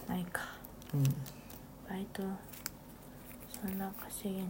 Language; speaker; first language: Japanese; early bilingual, other home language; Korean